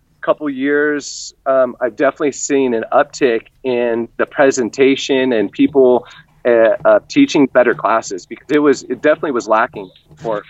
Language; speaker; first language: English; native; English